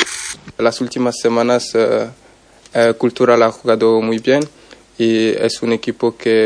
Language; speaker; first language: Spanish; non-native, learner; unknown